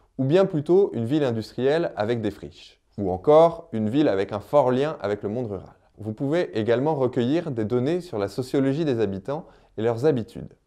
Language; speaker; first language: French; native; French